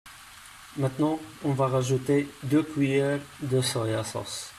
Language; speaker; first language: French; non-native, learner; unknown